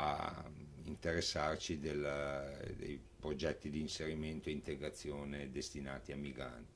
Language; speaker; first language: Italian; native; Italian